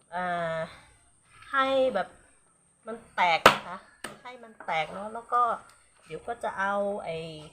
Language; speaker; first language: Thai; non-native, local second language; Hmong